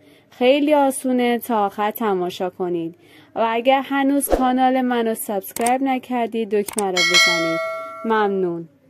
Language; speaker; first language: Persian; non-native, fluent; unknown